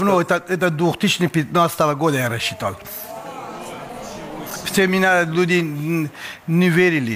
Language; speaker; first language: Russian; non-native, learner; Persian